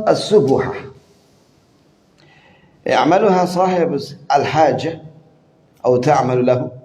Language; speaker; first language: Arabic; non-native, fluent; Indonesian